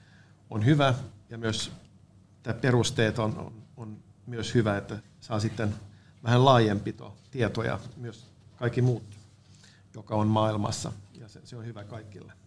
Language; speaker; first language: Finnish; non-native, learner; Swedish